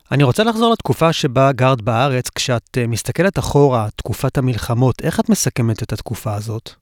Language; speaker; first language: Hebrew; native; Hebrew